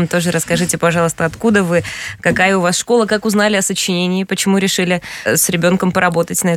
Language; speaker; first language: Russian; native; Russian